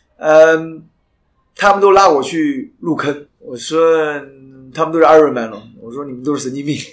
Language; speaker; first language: Chinese; native; Chinese